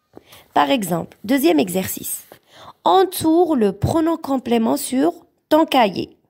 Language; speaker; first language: French; non-native, local second language; Arabic